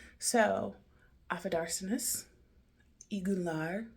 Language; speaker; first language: Turkish; non-native, learner; English